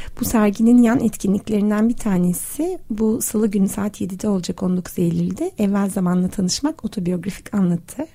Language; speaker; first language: Turkish; native; Turkish